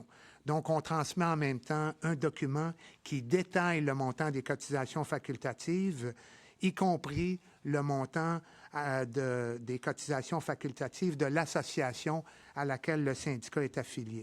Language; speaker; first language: French; native; French